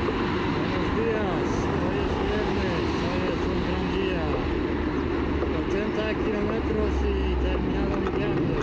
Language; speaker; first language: Spanish; non-native, learner; Polish